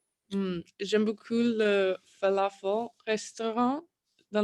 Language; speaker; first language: French; non-native, learner; English